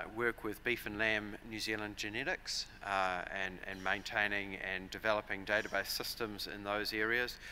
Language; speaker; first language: English; native; English